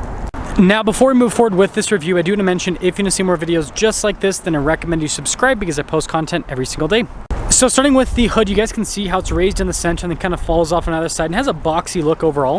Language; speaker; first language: English; native; English